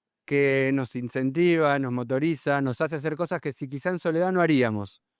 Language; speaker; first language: Spanish; native; Spanish